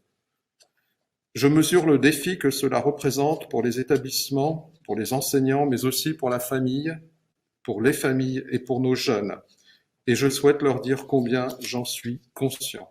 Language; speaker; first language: French; native; French